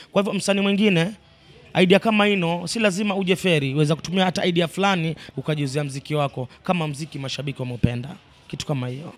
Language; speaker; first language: Swahili; native; Swahili